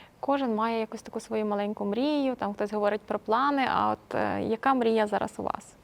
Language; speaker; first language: Ukrainian; native; Ukrainian